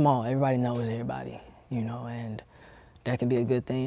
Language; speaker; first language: English; native; English